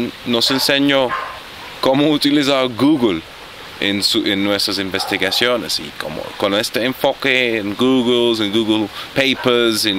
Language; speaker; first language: Spanish; non-native, fluent; Arabic